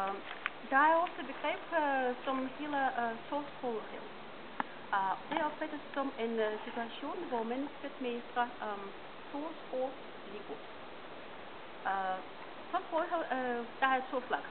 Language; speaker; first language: Danish; non-native, fluent; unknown